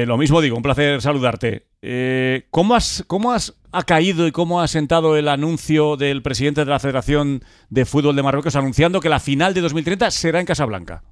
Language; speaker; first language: Spanish; native; Spanish